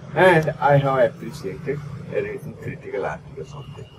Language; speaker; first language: English; non-native, local second language; Marathi